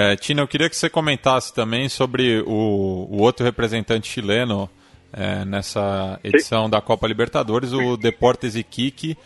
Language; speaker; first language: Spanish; non-native, fluent; Portuguese